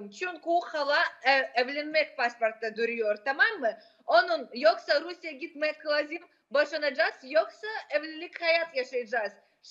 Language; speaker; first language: Turkish; non-native, learner; Russian